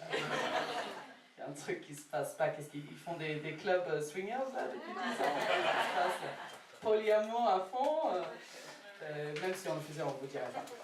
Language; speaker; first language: French; non-native, fluent; English